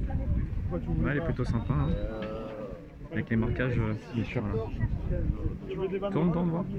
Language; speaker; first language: French; native; French